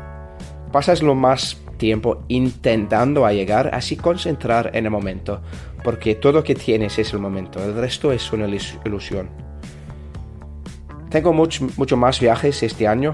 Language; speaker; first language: Spanish; non-native, learner; English